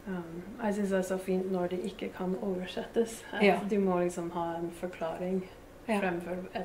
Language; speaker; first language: Norwegian; non-native, fluent; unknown